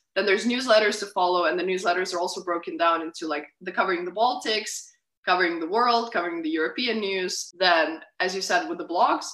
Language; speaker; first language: English; non-native, fluent; Lithuanian